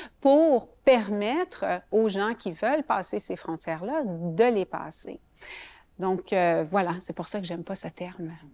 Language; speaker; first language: French; native; French